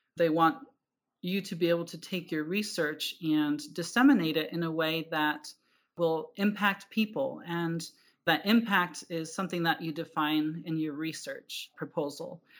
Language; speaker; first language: English; native; English